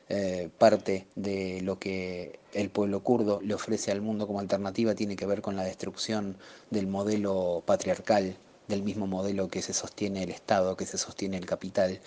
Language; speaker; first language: Spanish; native; Spanish